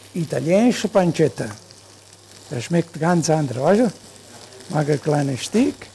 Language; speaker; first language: German; non-native, learner; Italian